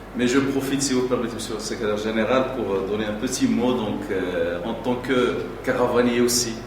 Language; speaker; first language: French; non-native, local second language; Arabic